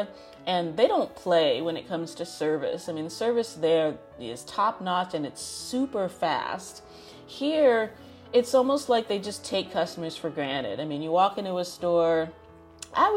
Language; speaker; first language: English; native; English